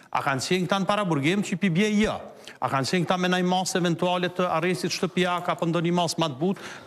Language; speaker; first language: Albanian; native; Albanian